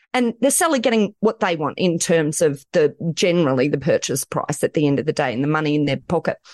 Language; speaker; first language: English; native; English